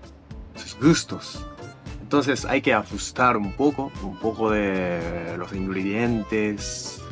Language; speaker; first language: Spanish; non-native, learner; Japanese